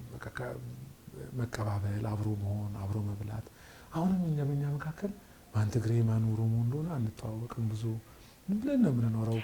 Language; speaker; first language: Amharic; native; Amharic